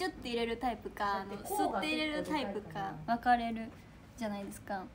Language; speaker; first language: Japanese; native; Japanese